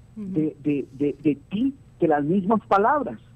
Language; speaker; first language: Spanish; native; Spanish